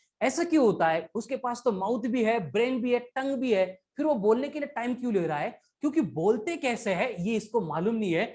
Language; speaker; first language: Hindi; non-native, local second language; Marathi